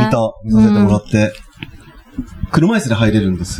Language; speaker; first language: Japanese; native; Japanese